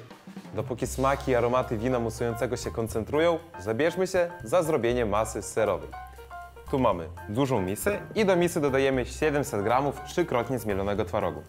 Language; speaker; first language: Polish; native; Polish